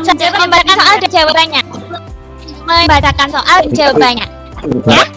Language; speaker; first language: Indonesian; native; Indonesian